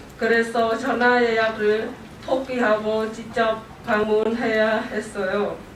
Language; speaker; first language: Korean; non-native, learner; Khmer